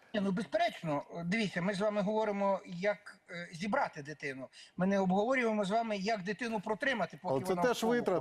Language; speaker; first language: Ukrainian; native; Ukrainian